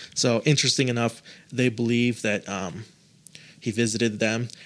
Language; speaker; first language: English; native; English